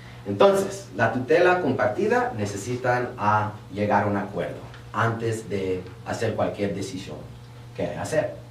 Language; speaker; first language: Spanish; early bilingual, heritage; Spanish